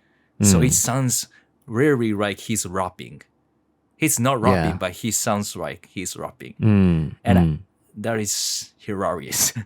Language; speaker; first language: English; non-native, learner; Japanese